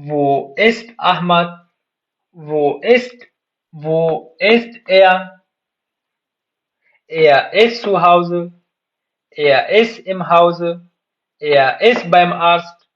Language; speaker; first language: German; non-native, fluent; Pashto